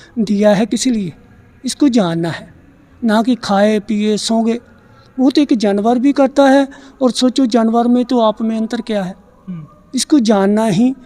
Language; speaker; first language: Hindi; non-native, local second language; Punjabi